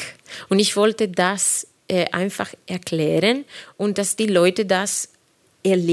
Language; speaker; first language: German; non-native, fluent; Spanish